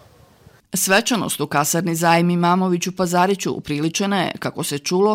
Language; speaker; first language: Serbian; native; Serbian